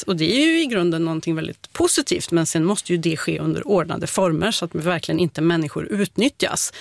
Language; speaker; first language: Swedish; native; Swedish